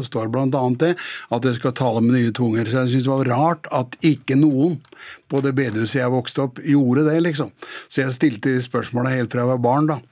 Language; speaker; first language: Norwegian; native; Norwegian